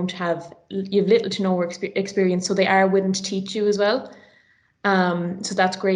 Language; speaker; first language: English; native; English